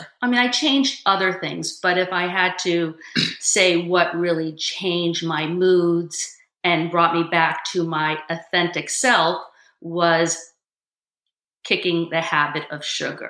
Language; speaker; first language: English; native; English